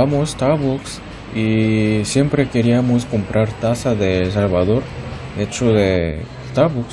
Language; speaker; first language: Spanish; non-native, learner; Korean